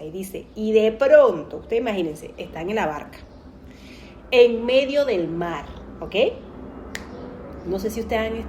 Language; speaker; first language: Spanish; native; Spanish